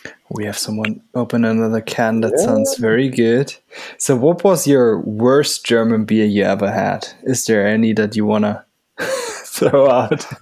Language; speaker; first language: English; non-native, fluent; German